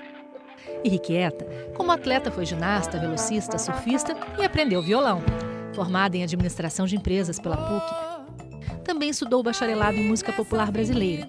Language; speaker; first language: Portuguese; native; Portuguese